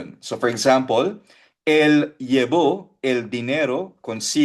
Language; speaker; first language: Spanish; non-native, fluent; Filipino